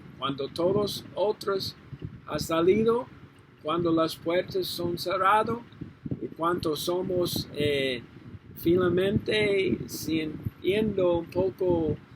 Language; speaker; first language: Spanish; non-native, learner; English